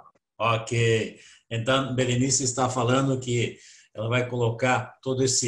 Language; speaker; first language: Spanish; non-native, learner; Portuguese